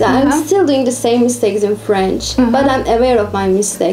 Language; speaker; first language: English; non-native, fluent; Turkish